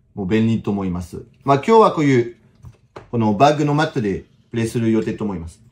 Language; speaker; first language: Japanese; non-native, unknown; French